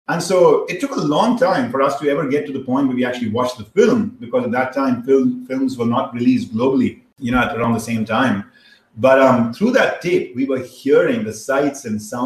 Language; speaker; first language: English; non-native, local second language; Hindi